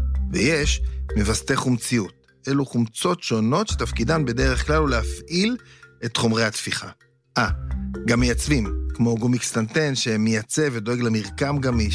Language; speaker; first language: Hebrew; native; Hebrew